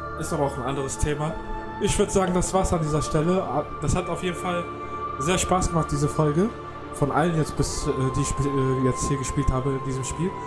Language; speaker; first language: German; early bilingual, other home language; Arabic